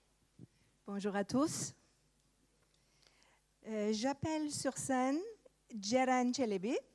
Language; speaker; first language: French; non-native, fluent; Turkish